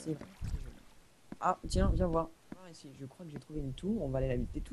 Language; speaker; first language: French; native; French